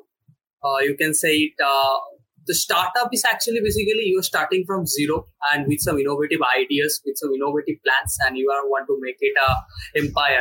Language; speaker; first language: English; non-native, local second language; Bangla